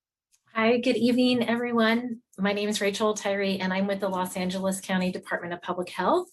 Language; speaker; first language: English; native; English